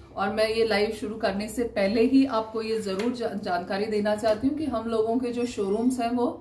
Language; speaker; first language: Hindi; non-native, local second language; Marathi